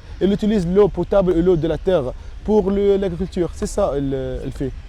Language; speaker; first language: French; non-native, local second language; Arabic